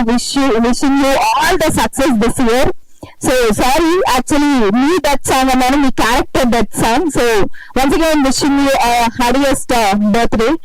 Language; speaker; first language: English; non-native, local second language; Telugu